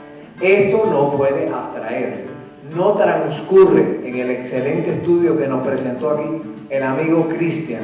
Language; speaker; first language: Spanish; native; Spanish